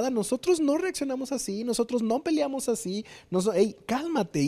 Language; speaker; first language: Spanish; native; Spanish